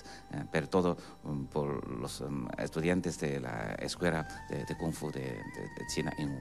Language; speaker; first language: Spanish; non-native, fluent; Chinese